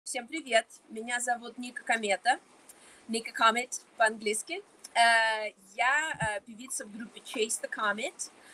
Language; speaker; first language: Russian; native; Russian